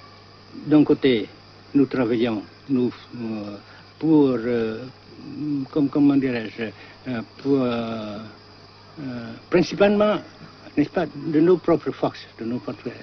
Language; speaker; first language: French; non-native, local second language; Vietnamese